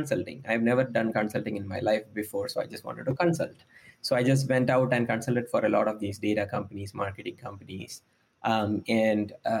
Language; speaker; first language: English; non-native, local second language; Malayalam